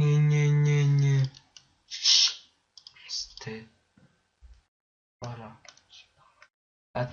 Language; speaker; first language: French; native; French